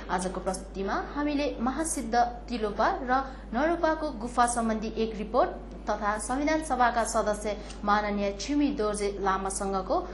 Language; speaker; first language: Nepali; non-native, local second language; Sherpa